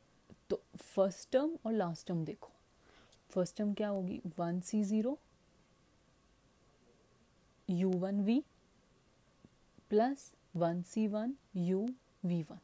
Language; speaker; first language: Hindi; native; Hindi